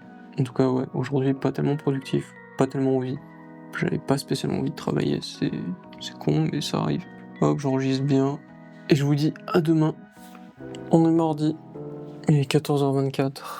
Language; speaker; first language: French; native; French